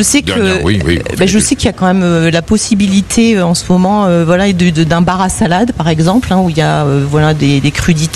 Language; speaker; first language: French; native; French